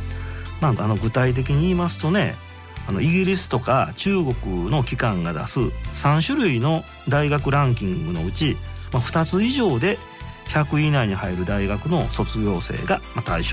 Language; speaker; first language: Japanese; native; Japanese